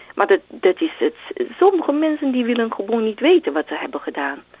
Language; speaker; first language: Dutch; non-native, fluent; Chinese